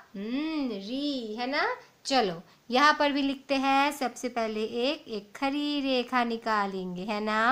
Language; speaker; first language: Hindi; non-native, local second language; Bangla